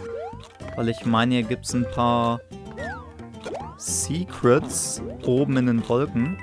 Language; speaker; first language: German; native; German